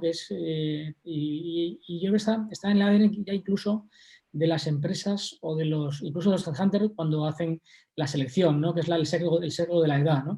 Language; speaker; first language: Spanish; native; Spanish